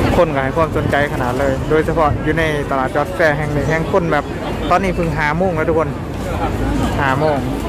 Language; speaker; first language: Thai; native; Thai